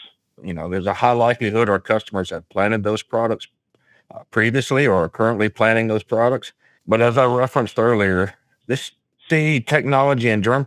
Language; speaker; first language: English; native; English